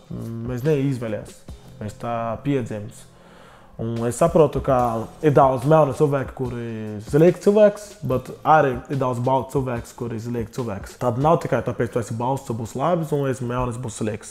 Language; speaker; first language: Latvian; non-native, learner; Portuguese